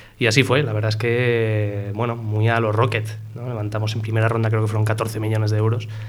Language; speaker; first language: Spanish; native; Spanish